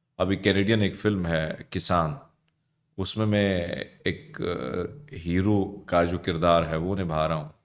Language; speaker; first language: Urdu; non-native, local second language; Punjabi